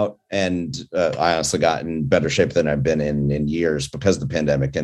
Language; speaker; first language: English; native; English